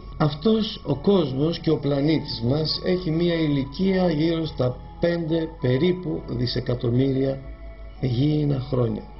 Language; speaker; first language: Greek; native; Greek